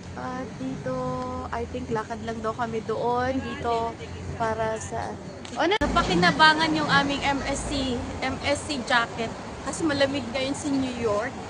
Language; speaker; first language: Filipino; non-native, local second language; Cebuano